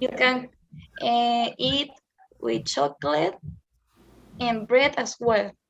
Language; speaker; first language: English; non-native, learner; Spanish